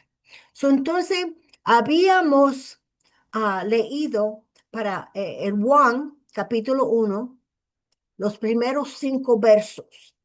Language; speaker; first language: Spanish; early bilingual, heritage; English